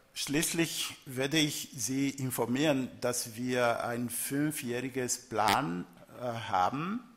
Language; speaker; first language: German; non-native, learner; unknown